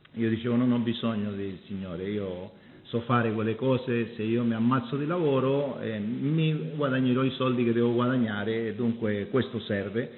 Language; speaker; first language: Italian; early bilingual, heritage; Italian